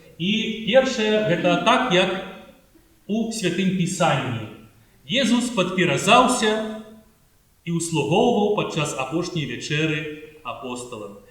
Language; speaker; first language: Belarusian; native; Belarusian